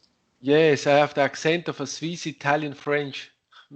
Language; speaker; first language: English; non-native, learner; Italian